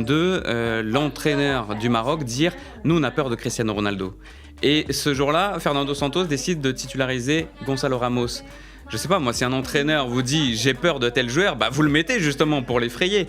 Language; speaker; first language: French; native; French